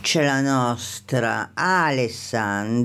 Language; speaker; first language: Italian; native; Italian